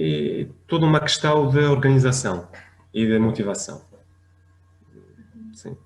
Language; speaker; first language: Portuguese; non-native, fluent; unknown